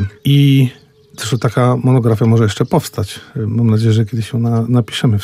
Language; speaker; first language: Polish; native; Polish